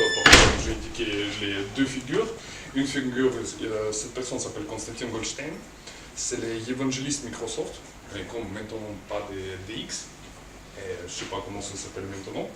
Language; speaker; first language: French; non-native, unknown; Russian